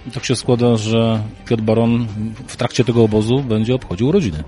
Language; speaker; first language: Polish; native; Polish